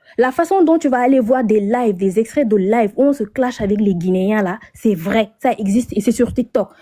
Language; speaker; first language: French; non-native, local second language; Wolof